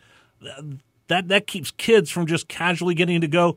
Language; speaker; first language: English; native; English